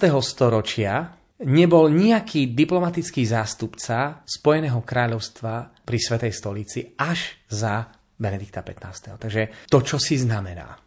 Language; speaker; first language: Slovak; native; Slovak